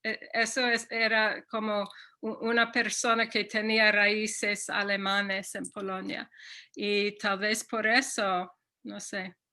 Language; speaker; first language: Spanish; non-native, fluent; English